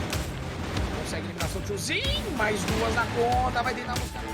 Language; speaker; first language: Portuguese; native; Portuguese